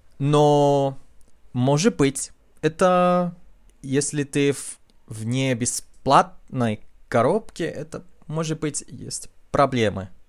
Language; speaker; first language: Russian; non-native, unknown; Spanish